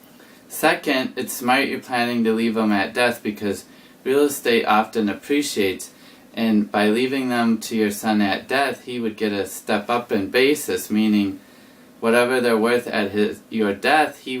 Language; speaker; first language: English; native; English